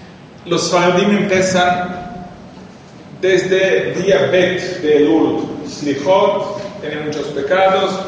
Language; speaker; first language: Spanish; non-native, fluent; Portuguese